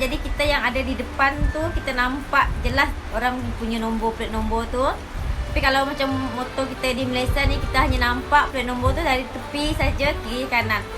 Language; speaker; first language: Malay; native; Malay